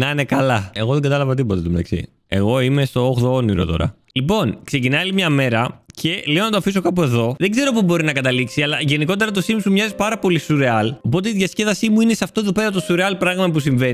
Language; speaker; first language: Greek; native; Greek